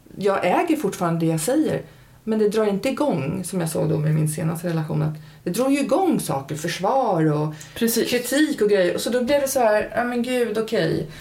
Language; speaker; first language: Swedish; early bilingual, heritage; Swedish